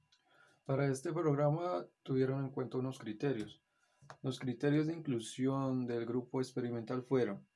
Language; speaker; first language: Spanish; native; Spanish